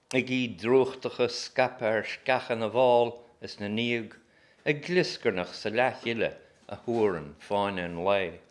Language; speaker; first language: Irish; native; Irish